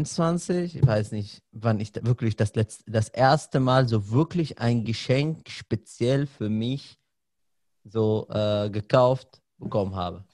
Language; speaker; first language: German; non-native, fluent; Arabic